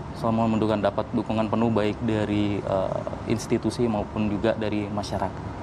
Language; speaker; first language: Indonesian; native; Indonesian